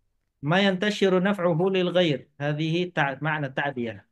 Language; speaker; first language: Arabic; non-native, fluent; Indonesian